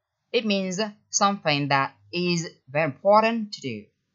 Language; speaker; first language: English; non-native, fluent; Vietnamese